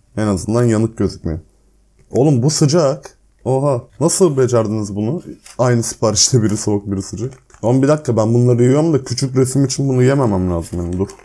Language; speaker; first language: Turkish; native; Turkish